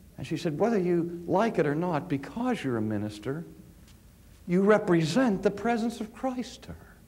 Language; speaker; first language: English; native; English